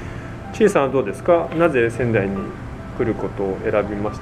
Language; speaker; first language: Japanese; native; Japanese